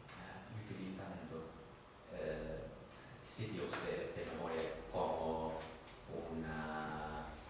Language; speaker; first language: Spanish; non-native, fluent; English